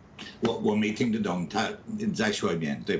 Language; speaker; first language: Chinese; non-native, fluent; English